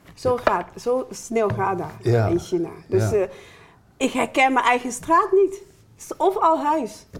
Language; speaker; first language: Dutch; non-native, fluent; Chinese